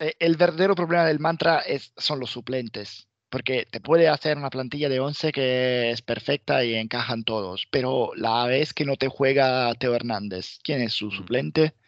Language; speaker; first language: Spanish; non-native, fluent; Italian